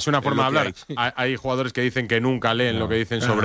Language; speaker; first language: Spanish; native; Spanish